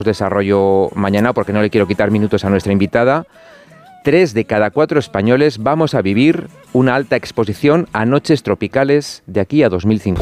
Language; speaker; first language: Spanish; native; Spanish